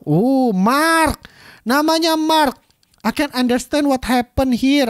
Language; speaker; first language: English; non-native, learner; Indonesian